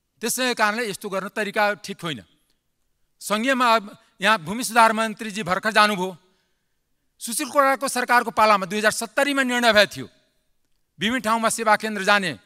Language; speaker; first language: Nepali; non-native, local second language; Maithili